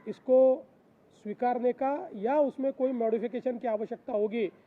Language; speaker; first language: Hindi; non-native, local second language; Marathi